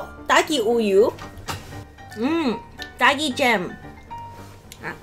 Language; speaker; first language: Korean; non-native, learner; Cantonese